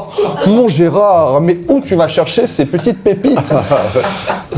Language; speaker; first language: French; native; French